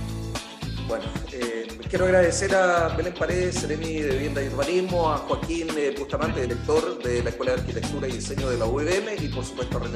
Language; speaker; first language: Spanish; native; Spanish